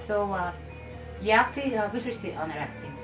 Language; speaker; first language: Polish; early bilingual, heritage; Polish